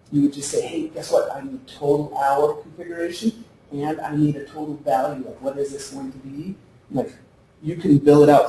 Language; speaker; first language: English; native; English